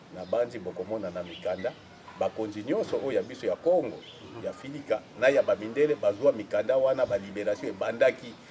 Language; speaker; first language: Lingala; non-native, local second language; Kongo